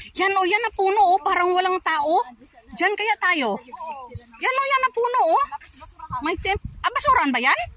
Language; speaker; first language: Filipino; native; Filipino